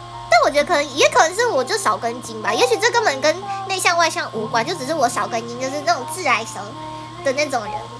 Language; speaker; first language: Chinese; native; Chinese